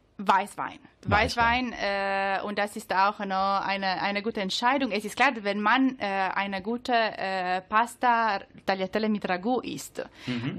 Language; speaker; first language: German; non-native, learner; Italian